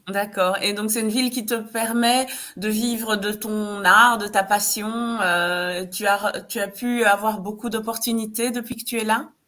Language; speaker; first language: French; native; French